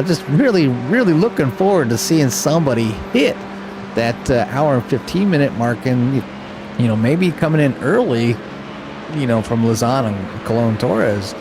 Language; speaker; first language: English; native; English